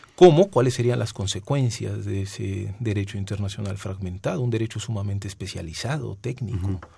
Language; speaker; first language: Spanish; native; Spanish